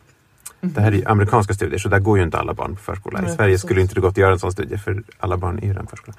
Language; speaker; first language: Swedish; native; Swedish